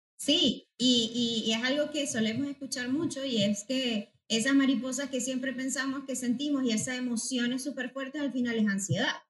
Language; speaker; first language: Spanish; native; Spanish